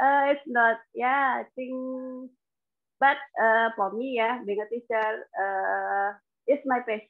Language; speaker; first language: English; non-native, learner; Indonesian